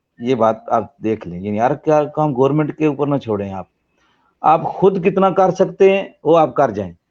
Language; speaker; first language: Urdu; non-native, local second language; Punjabi